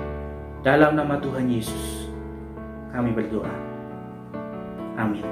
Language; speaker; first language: Indonesian; native; Indonesian